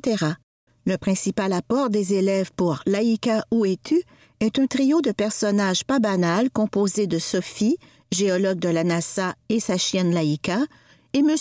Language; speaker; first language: French; native; French